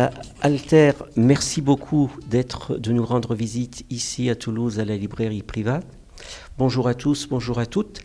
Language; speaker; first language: French; native; French